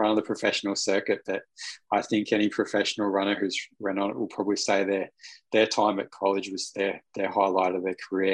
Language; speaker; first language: English; native; English